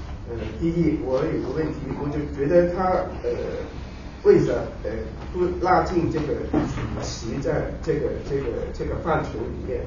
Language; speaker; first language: Chinese; non-native, local second language; Cantonese